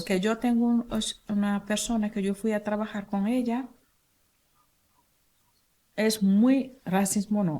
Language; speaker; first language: Spanish; non-native, learner; Wolof